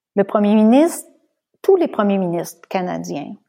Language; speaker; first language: French; native; French